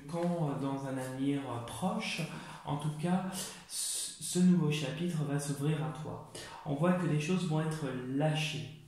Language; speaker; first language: French; native; French